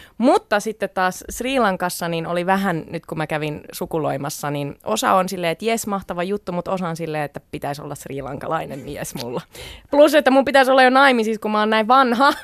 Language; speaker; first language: Finnish; early bilingual, other home language; Sinhala